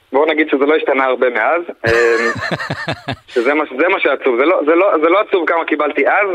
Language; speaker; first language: Hebrew; native; Hebrew